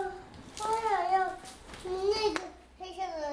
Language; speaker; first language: Chinese; early bilingual, heritage; Chinese